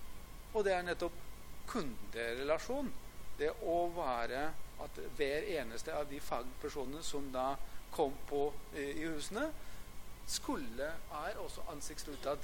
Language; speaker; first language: Norwegian; non-native, fluent; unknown